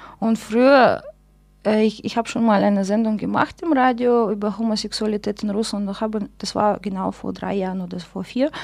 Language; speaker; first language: German; non-native, fluent; Russian